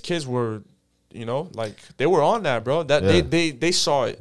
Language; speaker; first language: English; early bilingual, other home language; Spanish